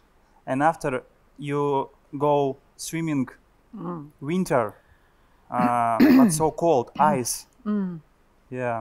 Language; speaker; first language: English; non-native, learner; Russian